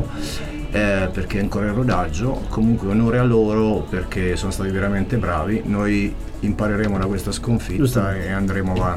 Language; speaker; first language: Italian; native; Italian